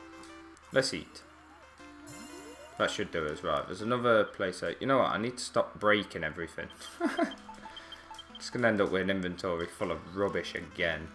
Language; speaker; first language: English; native; English